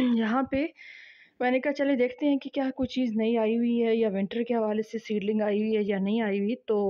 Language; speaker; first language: Urdu; native; Urdu